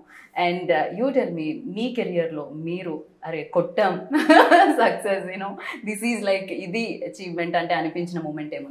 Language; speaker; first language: Telugu; native; Telugu